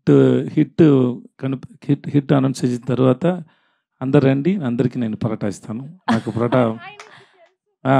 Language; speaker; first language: Telugu; non-native, learner; Tamil